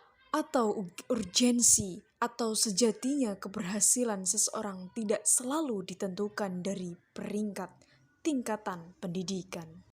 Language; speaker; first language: Indonesian; native; Indonesian